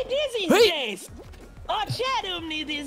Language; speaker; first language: Russian; non-native, learner; English